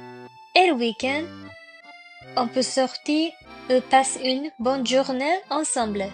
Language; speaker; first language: French; non-native, learner; Japanese